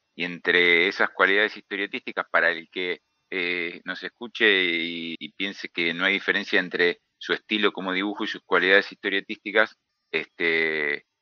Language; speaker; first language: Spanish; native; Spanish